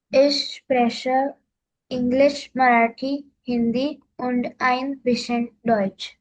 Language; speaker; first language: German; non-native, learner; Marathi